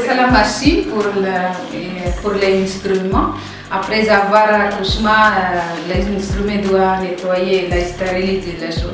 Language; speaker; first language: French; non-native, learner; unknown